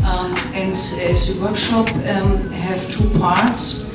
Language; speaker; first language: English; non-native, learner; German